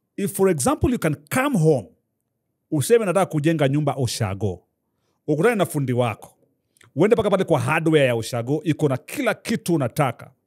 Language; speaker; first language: Swahili; native; Swahili